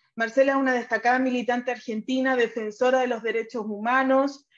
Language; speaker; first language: Spanish; native; Spanish